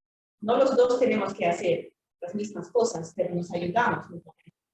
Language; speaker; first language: Spanish; non-native, fluent; Swedish